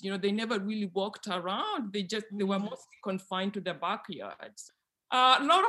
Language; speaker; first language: English; non-native, local second language; Luyia